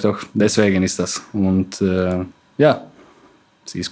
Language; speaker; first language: German; non-native, fluent; Swedish